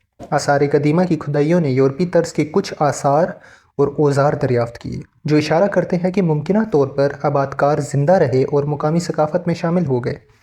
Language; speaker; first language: Urdu; native; Urdu